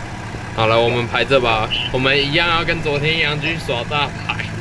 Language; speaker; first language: Chinese; native; Chinese